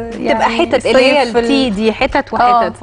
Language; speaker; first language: Arabic; native; Arabic